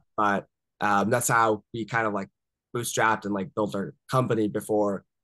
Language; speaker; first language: English; native; English